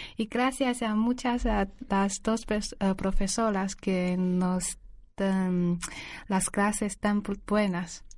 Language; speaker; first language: Spanish; non-native, learner; Chinese